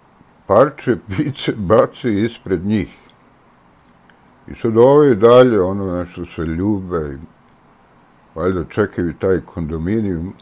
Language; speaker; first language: Serbian; native; Serbian